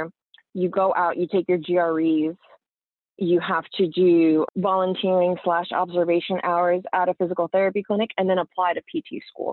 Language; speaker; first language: English; native; English